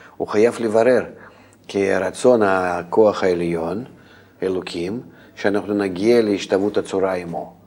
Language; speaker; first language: Hebrew; non-native, fluent; Russian